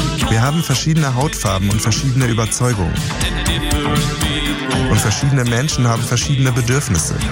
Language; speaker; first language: German; native; German